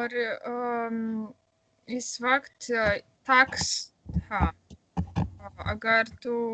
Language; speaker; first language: Hindi; non-native, learner; Russian